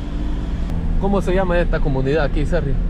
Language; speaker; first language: Spanish; early bilingual, heritage; English